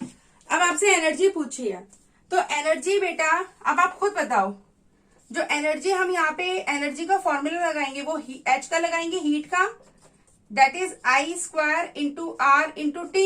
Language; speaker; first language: Hindi; native; Hindi